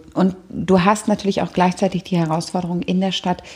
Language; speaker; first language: German; native; German